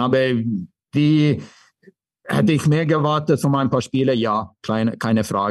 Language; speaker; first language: German; non-native, fluent; Swedish